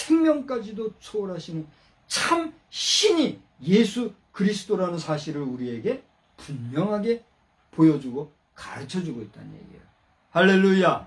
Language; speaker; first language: Korean; native; Korean